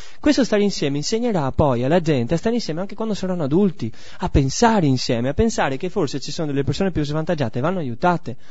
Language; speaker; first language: Italian; native; Italian